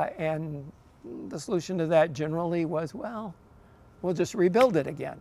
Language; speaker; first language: English; native; English